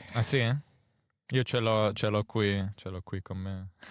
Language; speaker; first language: Italian; native; Italian